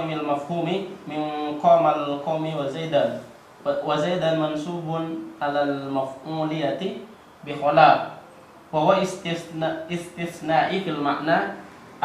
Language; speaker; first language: Arabic; non-native, learner; Indonesian